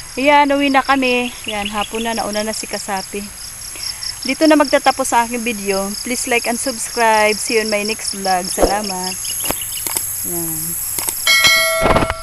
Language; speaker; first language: Filipino; native; Filipino